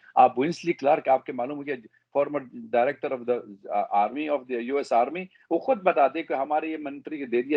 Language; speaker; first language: Hindi; non-native, fluent; Arabic